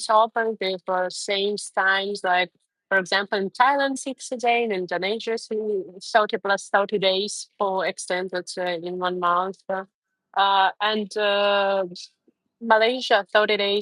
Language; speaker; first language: English; non-native, learner; Russian